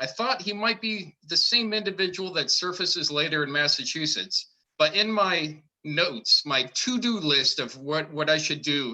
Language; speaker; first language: English; native; English